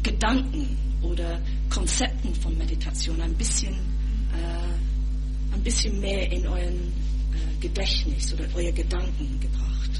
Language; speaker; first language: German; non-native, fluent; English